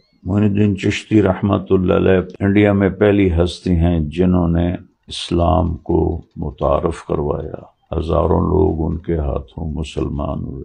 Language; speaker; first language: Urdu; native; Urdu